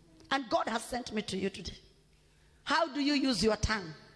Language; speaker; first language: English; non-native, local second language; Swahili